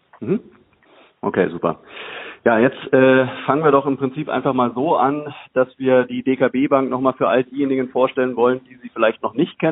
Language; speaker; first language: German; native; German